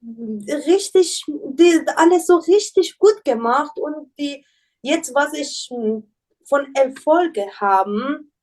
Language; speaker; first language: German; non-native, learner; Persian